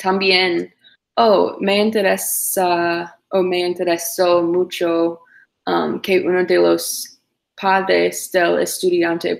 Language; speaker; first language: Spanish; non-native, learner; English